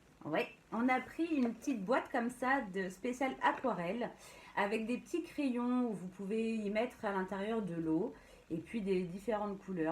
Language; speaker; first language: French; native; French